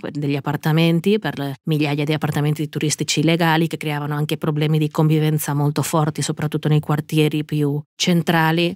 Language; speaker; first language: Italian; non-native, fluent; Catalan